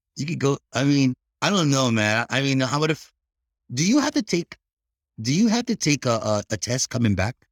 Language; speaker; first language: English; early bilingual, other home language; Filipino